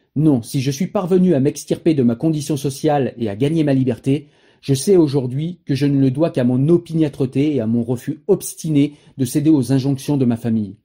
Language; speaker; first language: French; native; French